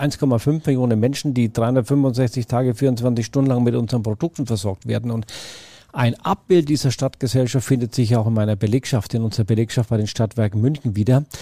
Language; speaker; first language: German; native; German